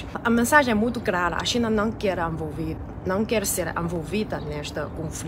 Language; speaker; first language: Portuguese; non-native, fluent; Chinese